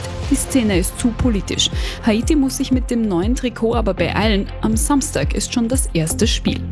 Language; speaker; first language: German; native; German